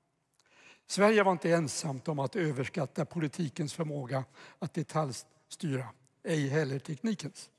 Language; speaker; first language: Swedish; native; Swedish